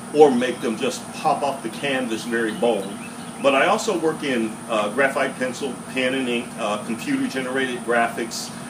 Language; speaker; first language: English; native; English